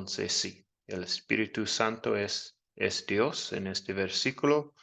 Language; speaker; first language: Spanish; non-native, fluent; English